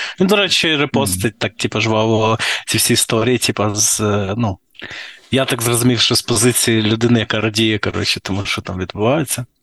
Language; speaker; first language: Ukrainian; non-native, local second language; Russian